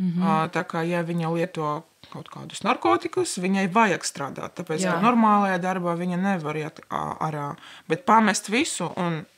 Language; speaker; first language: Latvian; non-native, local second language; Russian